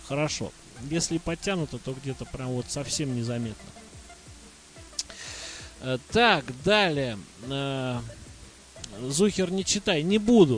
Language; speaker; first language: Russian; native; Russian